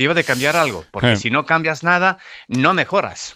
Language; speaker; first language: Spanish; non-native, fluent; Serbian